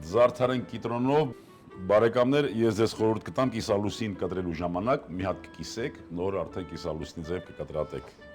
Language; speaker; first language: Armenian; native; Armenian